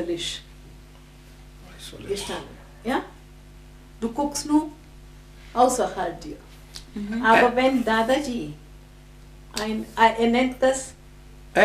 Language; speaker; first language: German; non-native, fluent; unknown